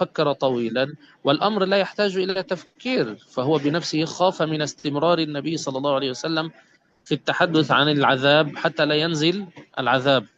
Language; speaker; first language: Arabic; native; Arabic